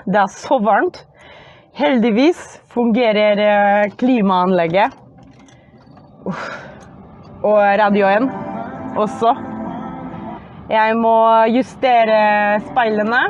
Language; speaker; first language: Norwegian; non-native, fluent; Polish